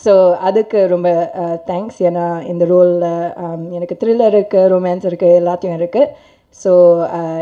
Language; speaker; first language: Tamil; non-native, learner; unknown